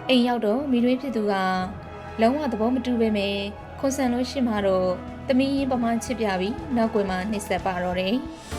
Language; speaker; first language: Burmese; non-native, local second language; Shan